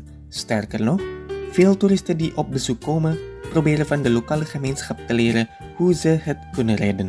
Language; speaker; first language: Dutch; non-native, fluent; Indonesian